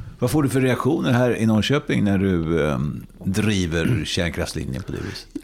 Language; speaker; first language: Swedish; native; Swedish